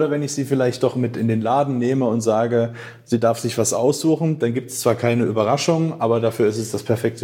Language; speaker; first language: German; native; German